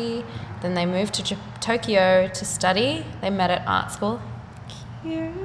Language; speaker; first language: English; non-native, local second language; Japanese